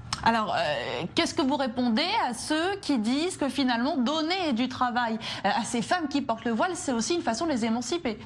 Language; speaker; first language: French; native; French